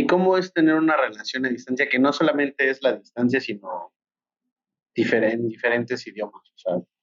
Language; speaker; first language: Spanish; native; Spanish